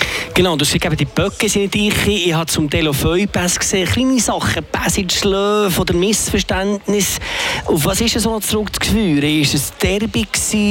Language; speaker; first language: German; native; German